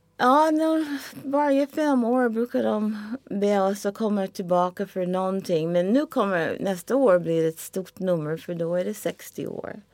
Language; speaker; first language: Swedish; non-native, fluent; English